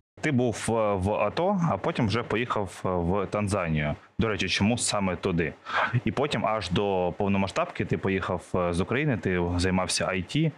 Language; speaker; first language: Ukrainian; native; Ukrainian